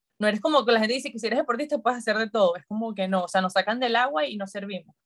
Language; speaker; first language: Spanish; native; Spanish